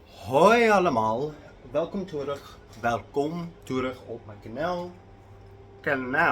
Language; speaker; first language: Dutch; non-native, learner; English